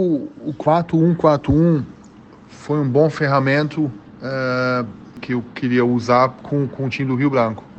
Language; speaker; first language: Portuguese; early bilingual, heritage; German